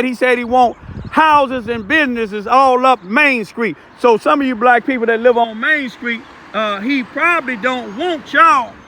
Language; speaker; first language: English; native; English